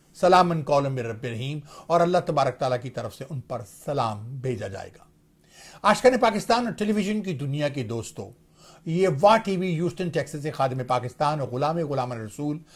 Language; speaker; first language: Urdu; native; Urdu